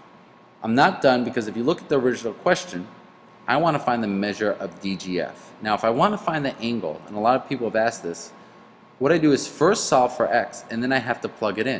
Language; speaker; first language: English; native; English